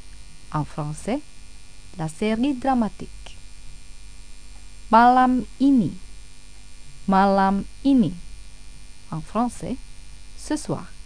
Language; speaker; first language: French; non-native, fluent; Indonesian